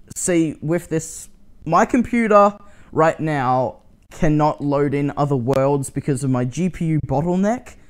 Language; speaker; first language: English; native; English